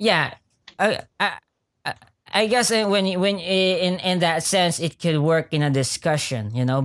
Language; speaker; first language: English; non-native, local second language; Filipino